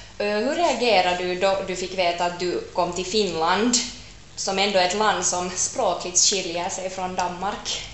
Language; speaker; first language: Swedish; native; Swedish